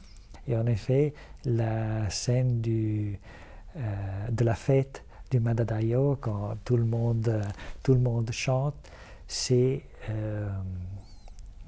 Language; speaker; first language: French; non-native, fluent; Italian